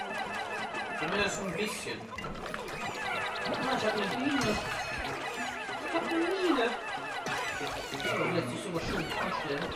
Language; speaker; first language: German; native; German